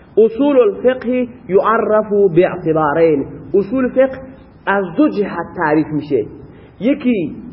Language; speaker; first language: Persian; non-native, local second language; Baluchi